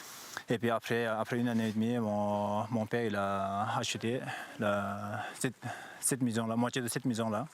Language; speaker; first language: French; non-native, fluent; Sherpa